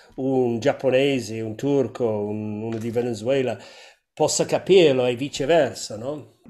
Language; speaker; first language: Italian; non-native, fluent; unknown